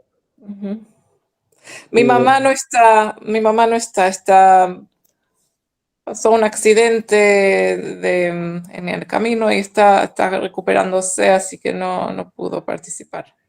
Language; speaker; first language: Spanish; early bilingual, heritage; Spanish